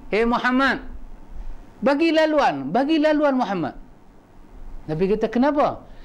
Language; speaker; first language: Malay; native; Malay